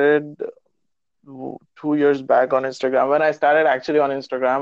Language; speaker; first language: English; non-native, local second language; Urdu